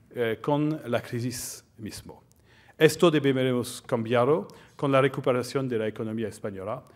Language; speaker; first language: Spanish; non-native, fluent; French